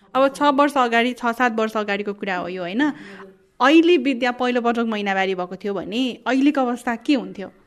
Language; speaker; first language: Nepali; native; Nepali